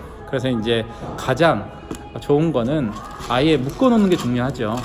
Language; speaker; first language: Korean; native; Korean